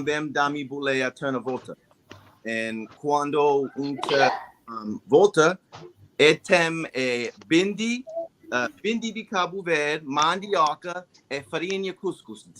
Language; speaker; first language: Portuguese; non-native, learner; English